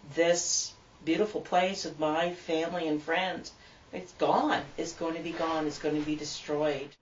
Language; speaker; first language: English; native; English